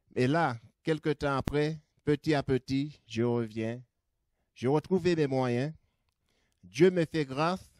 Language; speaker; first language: French; native; French